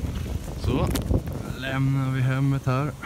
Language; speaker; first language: Swedish; native; Swedish